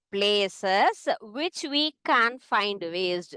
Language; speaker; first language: English; non-native, local second language; Tamil